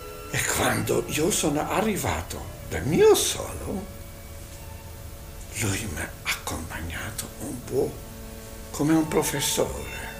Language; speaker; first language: Italian; non-native, learner; Hungarian